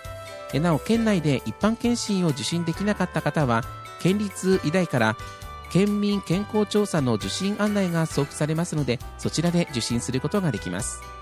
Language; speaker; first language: Japanese; native; Japanese